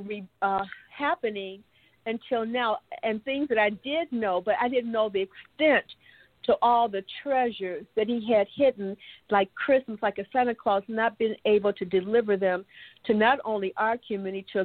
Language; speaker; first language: English; native; English